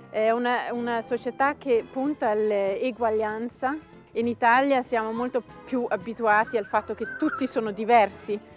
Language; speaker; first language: Italian; non-native, fluent; Danish